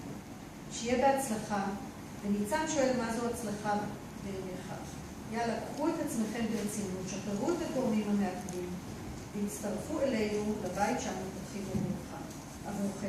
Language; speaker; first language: Hebrew; native; Hebrew